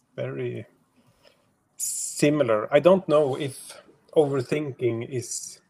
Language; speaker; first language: English; non-native, fluent; Swedish